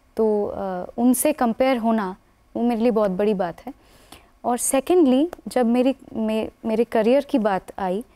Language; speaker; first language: Hindi; non-native, local second language; Bangla